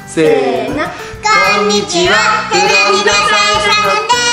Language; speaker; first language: Japanese; early bilingual, heritage; Japanese